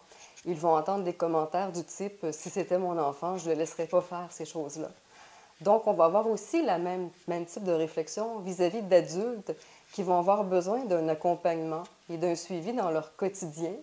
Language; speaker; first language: French; native; French